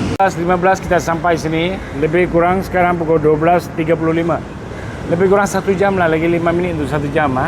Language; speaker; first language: Malay; non-native, local second language; Tamil